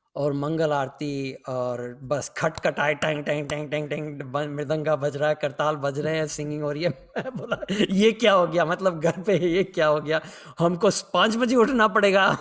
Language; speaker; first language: Hindi; early bilingual, heritage; Hindi